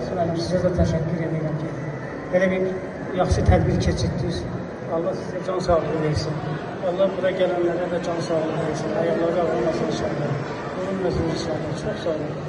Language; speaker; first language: Azerbaijani; non-native, local second language; Talysh